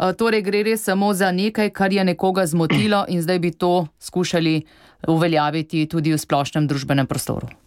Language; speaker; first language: Slovenian; native; Slovenian